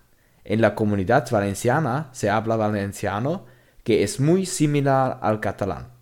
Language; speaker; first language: Spanish; non-native, learner; German